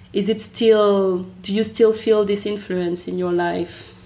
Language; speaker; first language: English; non-native, fluent; French